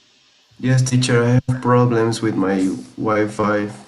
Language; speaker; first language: English; non-native, learner; Spanish